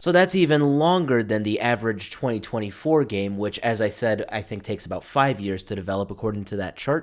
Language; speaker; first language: English; native; English